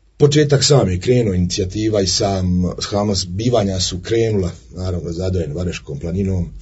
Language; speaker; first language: Croatian; native; Croatian